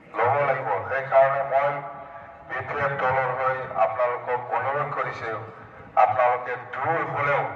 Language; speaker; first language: Assamese; non-native, local second language; Bodo